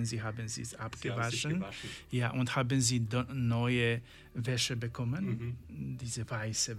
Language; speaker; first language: German; non-native, learner; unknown